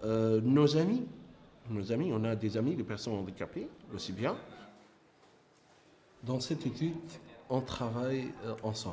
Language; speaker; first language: French; non-native, local second language; Arabic